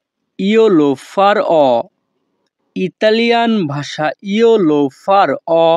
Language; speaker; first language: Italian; non-native, learner; Bangla